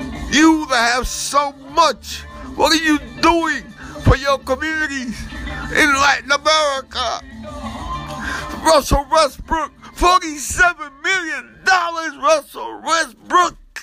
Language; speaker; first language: English; non-native, fluent; Spanish